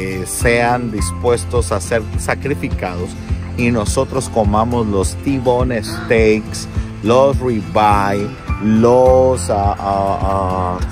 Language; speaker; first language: Spanish; native; Spanish